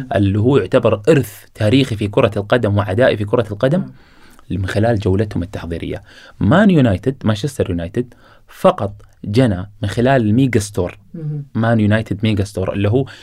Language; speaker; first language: Arabic; native; Arabic